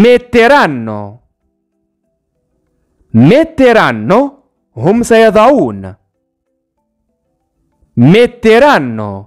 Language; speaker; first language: Italian; non-native, fluent; Arabic